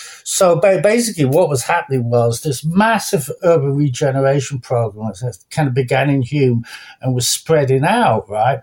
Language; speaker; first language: English; native; English